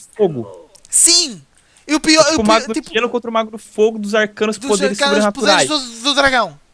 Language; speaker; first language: Portuguese; native; Portuguese